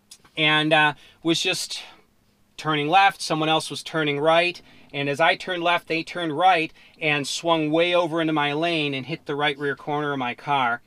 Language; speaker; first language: English; native; English